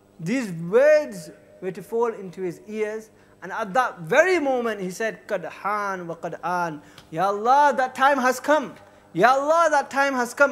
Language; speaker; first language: English; early bilingual, other home language; Urdu